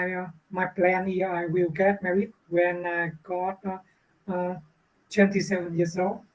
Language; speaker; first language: English; non-native, learner; Vietnamese